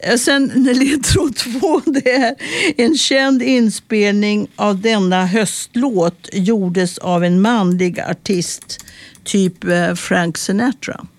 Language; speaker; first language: Swedish; native; Swedish